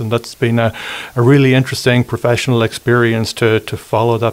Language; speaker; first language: English; native; English